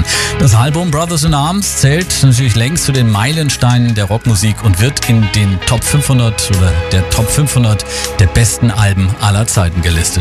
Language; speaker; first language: German; native; German